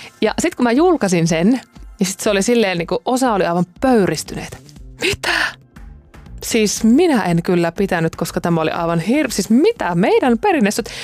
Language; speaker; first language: Finnish; native; Finnish